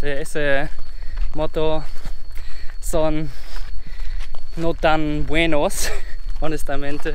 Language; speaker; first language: Spanish; non-native, learner; German